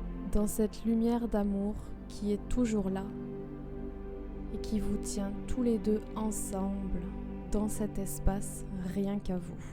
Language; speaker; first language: French; native; French